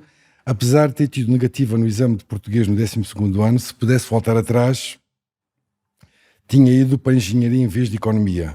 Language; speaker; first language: Portuguese; native; Portuguese